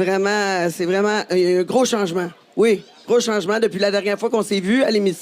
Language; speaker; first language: French; native; French